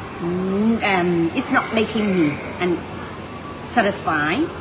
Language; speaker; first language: English; non-native, learner; Burmese